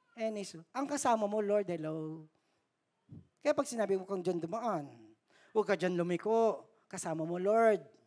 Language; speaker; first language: Filipino; native; Filipino